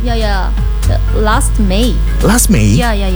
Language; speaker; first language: English; non-native, learner; Korean